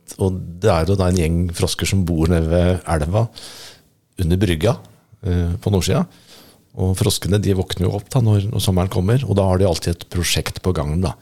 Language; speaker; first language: Norwegian; native; Norwegian